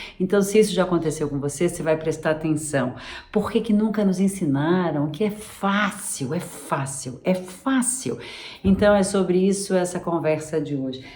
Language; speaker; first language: Portuguese; native; Portuguese